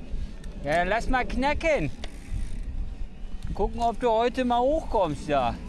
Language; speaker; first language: German; native; German